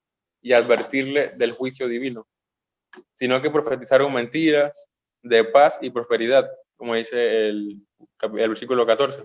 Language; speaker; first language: Spanish; native; Spanish